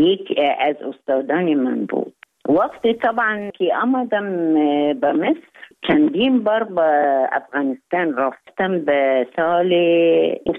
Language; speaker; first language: Persian; non-native, learner; Arabic